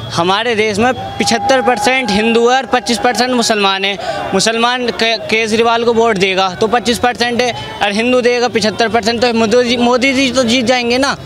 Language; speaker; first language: Hindi; native; Hindi